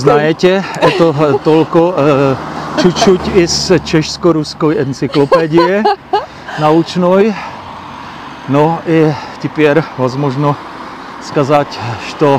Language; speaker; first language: Russian; non-native, learner; Czech